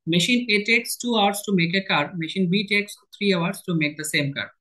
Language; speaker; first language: English; non-native, local second language; Bangla